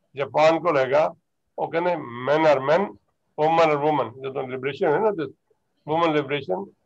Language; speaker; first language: Hindi; non-native, local second language; Punjabi